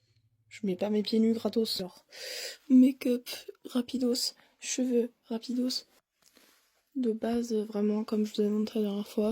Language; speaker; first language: French; native; French